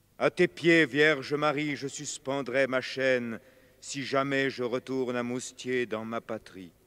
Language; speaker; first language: French; native; French